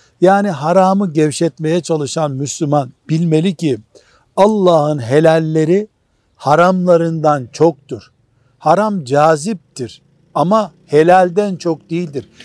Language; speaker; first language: Turkish; native; Turkish